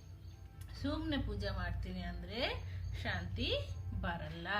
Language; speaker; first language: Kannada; non-native, local second language; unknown